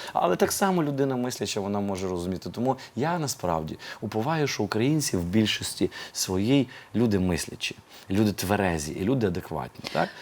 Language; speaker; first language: Ukrainian; native; Ukrainian